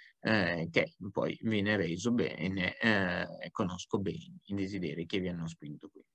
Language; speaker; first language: Italian; native; Italian